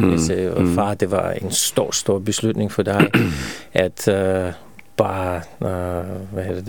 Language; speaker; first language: Danish; non-native, fluent; Russian